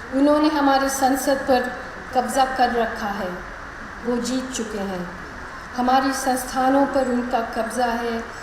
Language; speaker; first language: Hindi; non-native, local second language; Malayalam